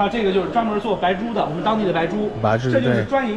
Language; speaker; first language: Chinese; native; Chinese